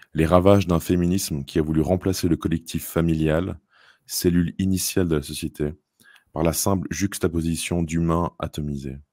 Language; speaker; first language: French; native; French